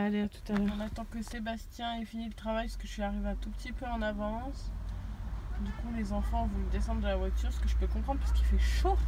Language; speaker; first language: French; native; French